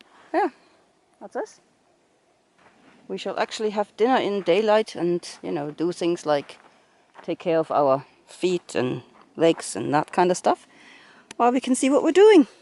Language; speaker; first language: English; native; English